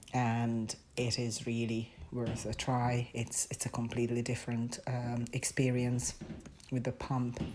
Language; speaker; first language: English; non-native, fluent; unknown